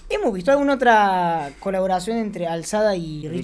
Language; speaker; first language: Spanish; native; Spanish